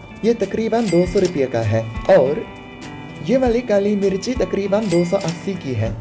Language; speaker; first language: Hindi; non-native, fluent; Japanese